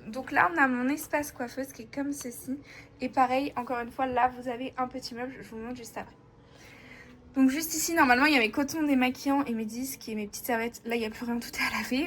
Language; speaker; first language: French; native; French